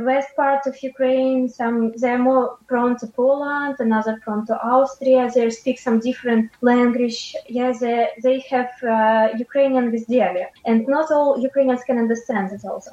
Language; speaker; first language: English; non-native, fluent; Ukrainian